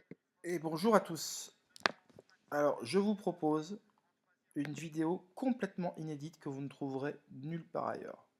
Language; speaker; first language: French; native; French